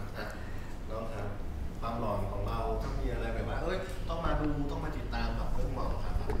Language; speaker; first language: Thai; native; Thai